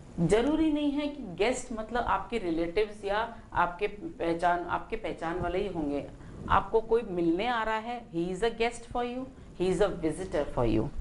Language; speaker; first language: Hindi; native; Hindi